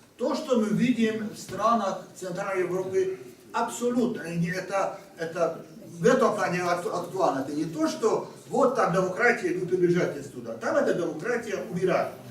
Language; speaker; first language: Russian; non-native, fluent; Hungarian